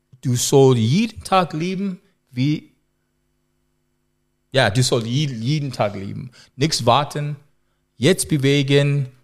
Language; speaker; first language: German; non-native, learner; English